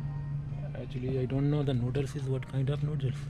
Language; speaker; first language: English; non-native, learner; Urdu